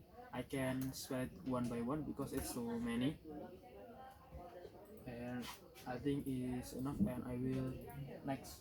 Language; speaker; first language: English; non-native, learner; Indonesian